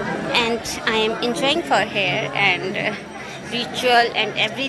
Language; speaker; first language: English; non-native, learner; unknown